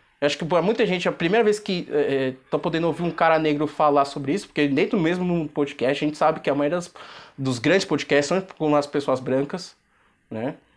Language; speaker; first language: Portuguese; native; Portuguese